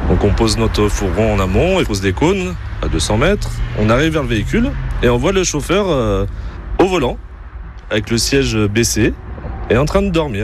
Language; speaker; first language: French; native; French